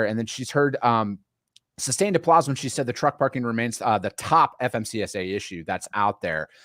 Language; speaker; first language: English; native; English